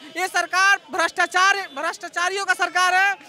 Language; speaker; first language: Hindi; native; Hindi